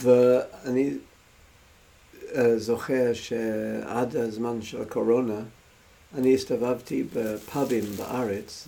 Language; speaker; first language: Hebrew; non-native, fluent; English